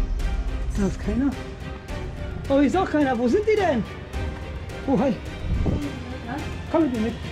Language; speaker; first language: German; native; German